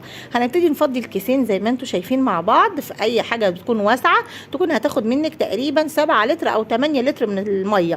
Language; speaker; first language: Arabic; native; Arabic